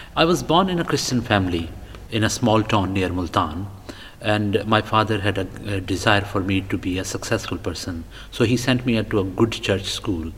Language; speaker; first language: English; non-native, local second language; Punjabi